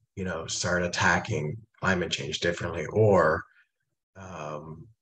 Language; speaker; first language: English; native; English